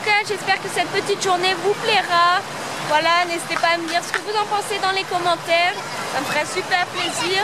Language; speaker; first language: French; native; French